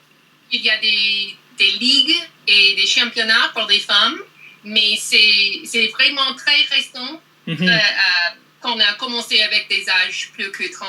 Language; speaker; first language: French; non-native, learner; English